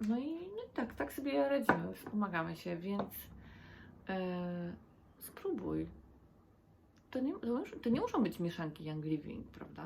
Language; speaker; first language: Polish; native; Polish